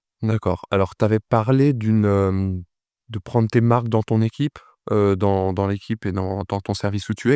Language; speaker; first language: French; native; French